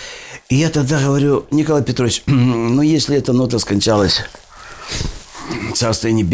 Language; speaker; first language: Russian; native; Russian